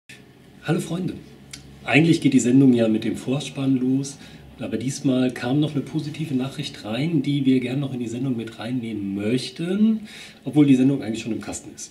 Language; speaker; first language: German; native; German